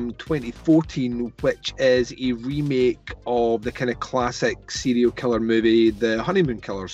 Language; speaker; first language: English; native; English